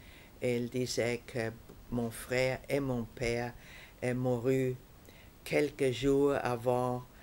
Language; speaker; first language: French; non-native, fluent; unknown